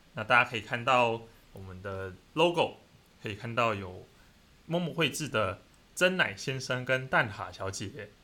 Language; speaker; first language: Chinese; native; Chinese